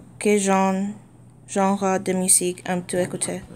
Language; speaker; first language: French; non-native, learner; English